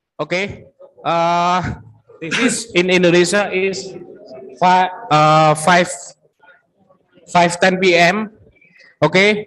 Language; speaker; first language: English; non-native, learner; Indonesian